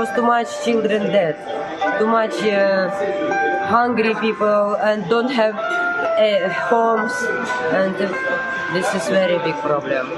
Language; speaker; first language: English; non-native, learner; Russian